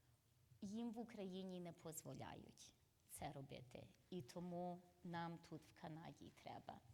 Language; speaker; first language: Ukrainian; early bilingual, heritage; English